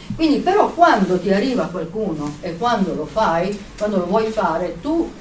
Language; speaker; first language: Italian; native; Italian